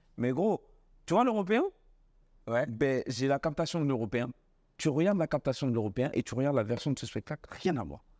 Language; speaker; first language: French; early bilingual, other home language; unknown